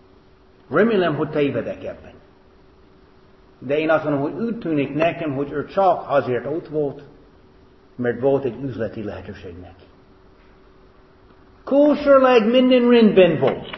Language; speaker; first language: Hungarian; non-native, fluent; English